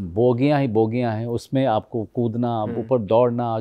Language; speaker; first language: Hindi; native; Hindi